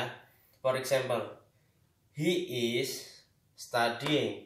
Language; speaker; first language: English; non-native, learner; Indonesian